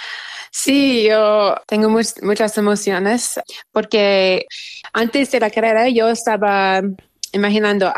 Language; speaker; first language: Spanish; non-native, learner; English